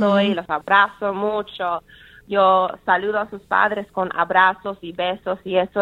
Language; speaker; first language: Spanish; early bilingual, heritage; Spanish